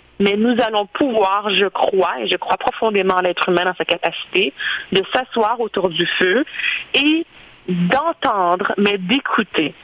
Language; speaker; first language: French; early bilingual, other home language; Haitian Creole